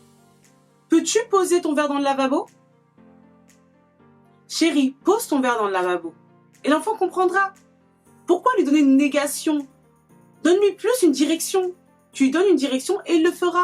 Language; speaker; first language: French; native; French